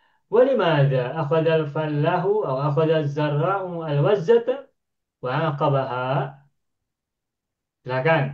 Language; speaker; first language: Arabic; non-native, fluent; Indonesian